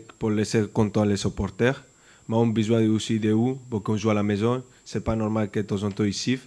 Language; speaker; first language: French; non-native, fluent; Spanish